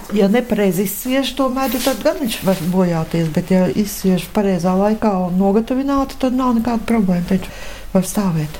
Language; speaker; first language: Latvian; native; Latvian